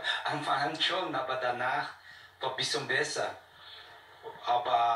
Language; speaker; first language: German; non-native, fluent; Portuguese